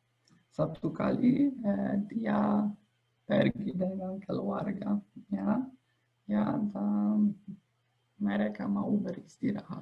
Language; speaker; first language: Indonesian; non-native, fluent; Polish